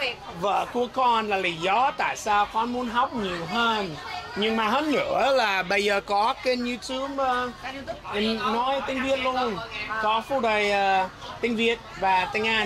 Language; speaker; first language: Vietnamese; non-native, learner; English